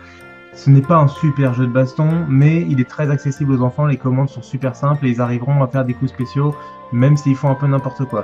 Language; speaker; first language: French; native; French